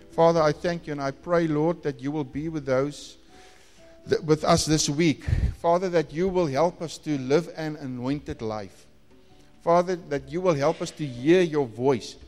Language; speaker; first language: English; non-native, local second language; Afrikaans